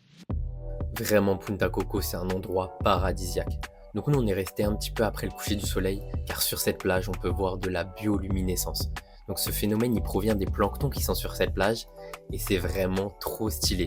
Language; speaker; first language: French; native; French